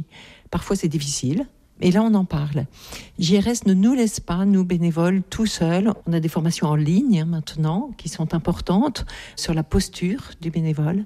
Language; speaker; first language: French; native; French